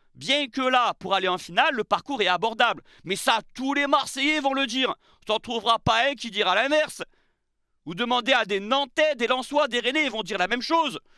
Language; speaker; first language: French; native; French